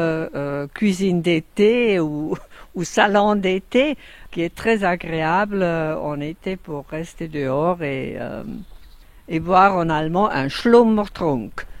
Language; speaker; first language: French; non-native, fluent; German